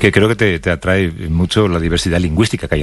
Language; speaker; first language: Spanish; native; Spanish